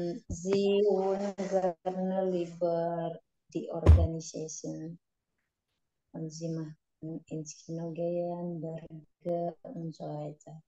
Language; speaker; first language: German; non-native, learner; Indonesian